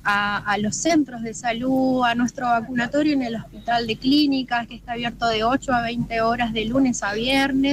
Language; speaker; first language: Spanish; native; Spanish